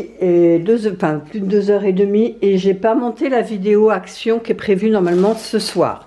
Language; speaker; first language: French; native; French